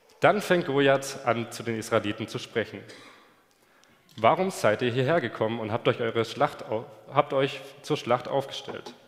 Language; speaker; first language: German; native; German